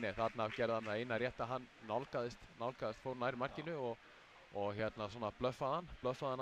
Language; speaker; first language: Icelandic; native; Icelandic